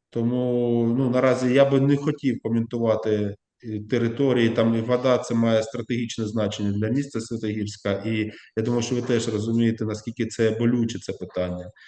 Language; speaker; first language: Ukrainian; native; Ukrainian